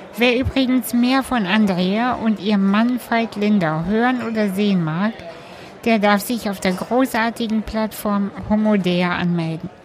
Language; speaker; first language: German; early bilingual, other home language; Russian